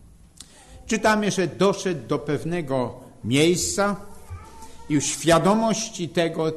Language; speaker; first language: Polish; native; Polish